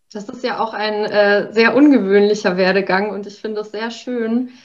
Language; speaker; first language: German; native; German